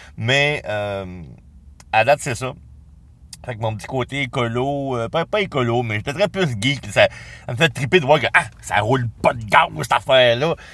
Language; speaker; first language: French; native; French